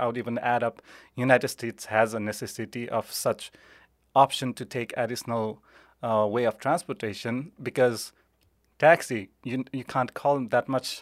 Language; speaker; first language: English; non-native, local second language; Nepali